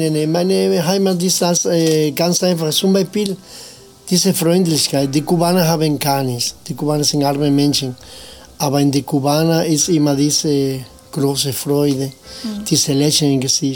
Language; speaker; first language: German; non-native, fluent; Spanish